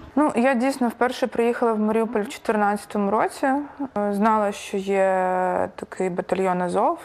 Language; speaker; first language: Ukrainian; native; Ukrainian